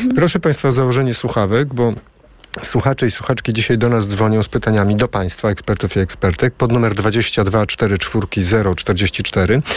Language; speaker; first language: Polish; native; Polish